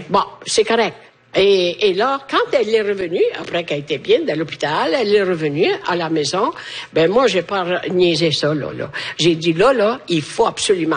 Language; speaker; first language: French; non-native, fluent; Italian